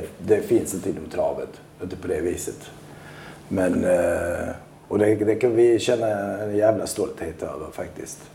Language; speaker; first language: Swedish; early bilingual, other home language; Albanian